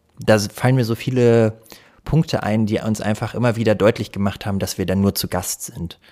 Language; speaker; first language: German; early bilingual, other home language; Russian